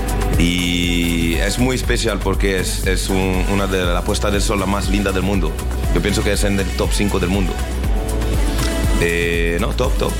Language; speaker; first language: Spanish; non-native, learner; French